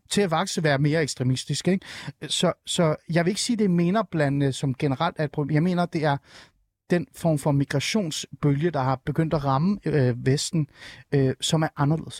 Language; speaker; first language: Danish; early bilingual, other home language; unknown